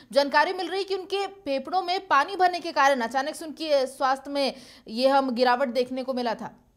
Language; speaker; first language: Hindi; native; Hindi